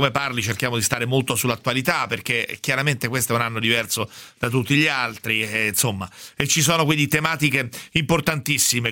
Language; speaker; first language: Italian; native; Italian